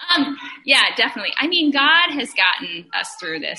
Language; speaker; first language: English; native; English